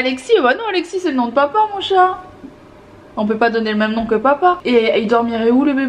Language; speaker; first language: French; native; French